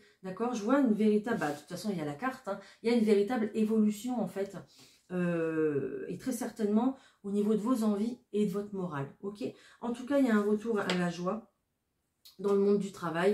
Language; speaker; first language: French; native; French